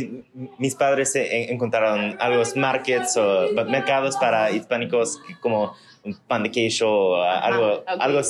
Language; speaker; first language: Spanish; early bilingual, heritage; Spanish